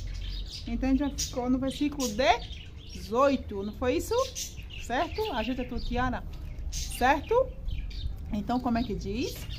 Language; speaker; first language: Portuguese; native; Portuguese